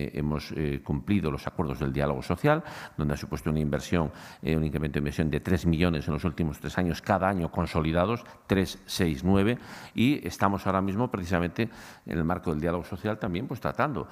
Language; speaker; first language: Spanish; native; Spanish